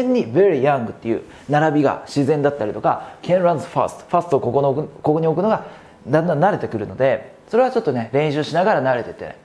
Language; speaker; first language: Japanese; native; Japanese